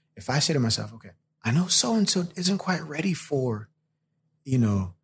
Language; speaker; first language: English; early bilingual, other home language; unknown